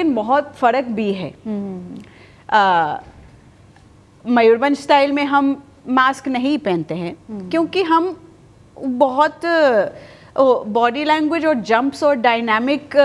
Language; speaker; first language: Hindi; non-native, fluent; Spanish